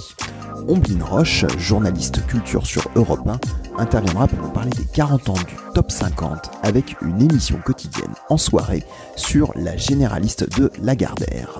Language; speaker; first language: French; native; French